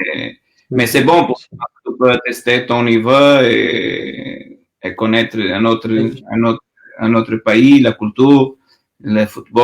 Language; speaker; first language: French; non-native, learner; Portuguese